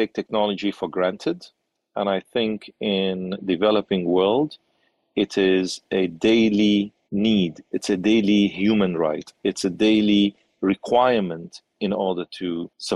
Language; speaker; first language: English; non-native, local second language; Arabic